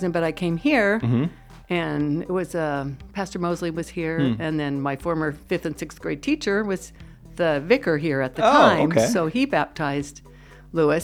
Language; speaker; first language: English; native; English